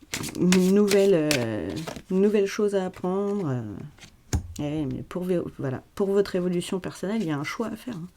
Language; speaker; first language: French; native; French